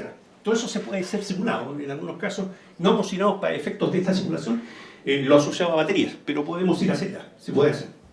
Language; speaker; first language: Spanish; native; Spanish